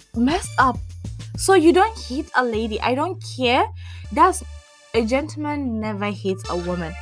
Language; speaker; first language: English; non-native, local second language; Hausa